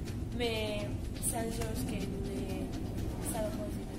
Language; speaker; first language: French; non-native, learner; Spanish